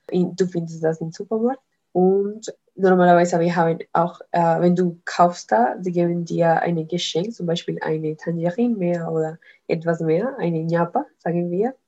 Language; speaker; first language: German; non-native, learner; Spanish